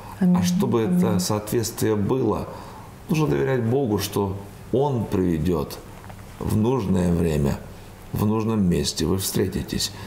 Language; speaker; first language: Russian; native; Russian